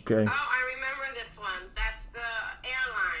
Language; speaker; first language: English; native; English